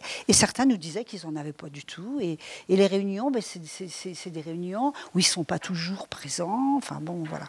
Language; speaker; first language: French; native; French